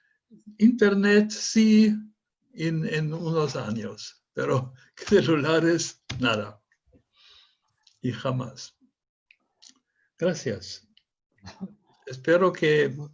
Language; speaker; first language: Spanish; non-native, fluent; German